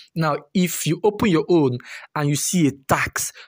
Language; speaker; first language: English; non-native, local second language; Igbo